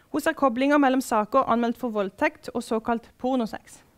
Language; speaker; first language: Norwegian; native; Norwegian